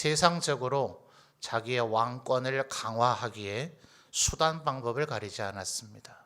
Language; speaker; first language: Korean; native; Korean